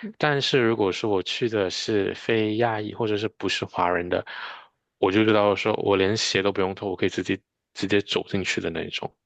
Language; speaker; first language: Chinese; native; Chinese